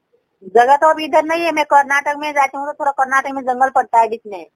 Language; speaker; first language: Hindi; non-native, local second language; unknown